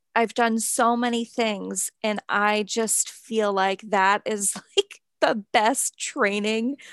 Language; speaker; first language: English; native; English